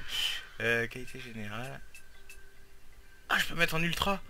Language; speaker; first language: French; native; French